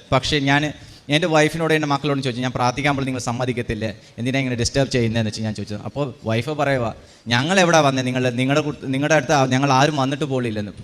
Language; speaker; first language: Malayalam; early bilingual, heritage; Malayalam